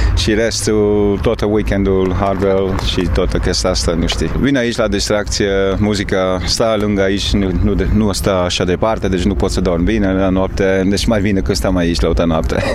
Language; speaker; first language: Romanian; non-native, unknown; Dutch